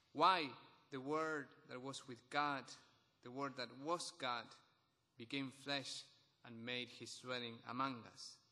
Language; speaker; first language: English; non-native, fluent; Spanish